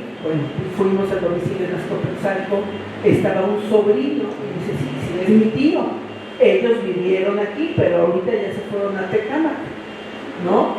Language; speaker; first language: Spanish; native; Spanish